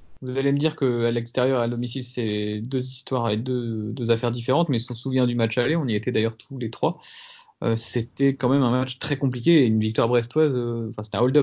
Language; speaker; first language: French; native; French